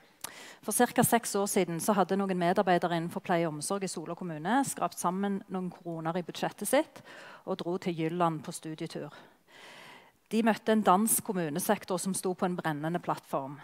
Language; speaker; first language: Norwegian; native; Norwegian